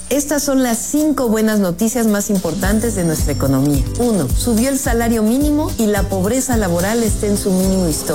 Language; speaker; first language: Spanish; native; Spanish